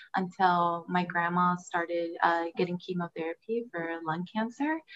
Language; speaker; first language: English; early bilingual, other home language; Spanish